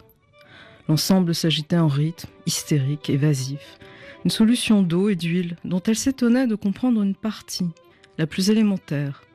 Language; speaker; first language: French; native; French